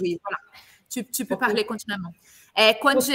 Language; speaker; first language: French; non-native, learner; Portuguese